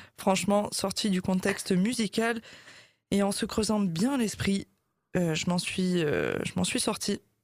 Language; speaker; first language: French; native; French